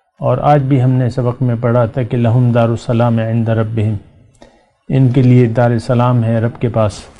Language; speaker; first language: Urdu; non-native, local second language; Pashto